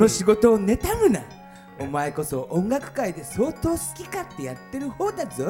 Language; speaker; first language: Japanese; native; Japanese